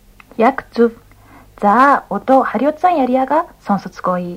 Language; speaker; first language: Mongolian; non-native, fluent; Japanese